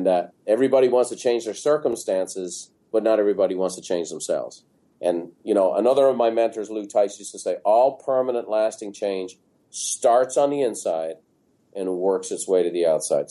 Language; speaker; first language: English; native; English